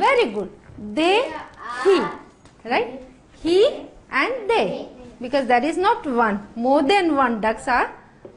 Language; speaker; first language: English; non-native, fluent; Gujarati